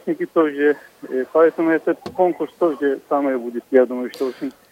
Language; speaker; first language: Russian; non-native, fluent; Turkish